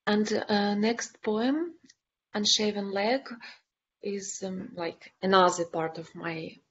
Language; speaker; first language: English; non-native, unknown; Ukrainian